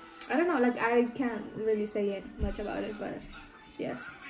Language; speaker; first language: English; early bilingual, other home language; Spanish